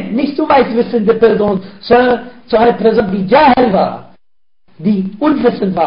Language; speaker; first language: German; non-native, fluent; Arabic